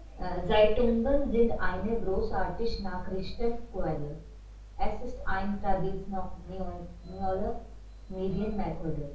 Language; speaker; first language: German; non-native, learner; Hindi